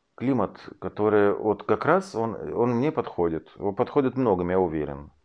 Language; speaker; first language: Russian; non-native, fluent; Arabic